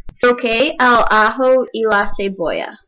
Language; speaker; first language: Spanish; non-native, learner; English